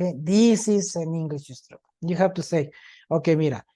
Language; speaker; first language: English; non-native, fluent; Spanish